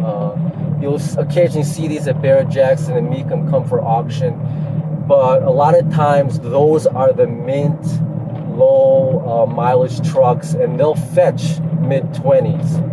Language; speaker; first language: English; native; English